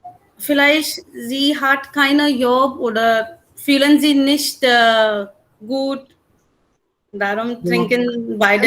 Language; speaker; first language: German; non-native, learner; Hindi